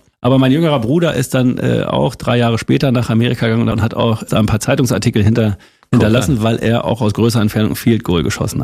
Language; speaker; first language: German; native; German